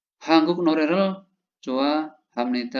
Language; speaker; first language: Korean; non-native, fluent; Indonesian